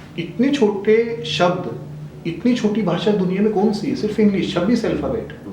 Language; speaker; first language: Hindi; native; Hindi